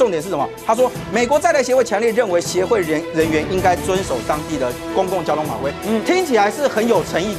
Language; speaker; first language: Chinese; native; Chinese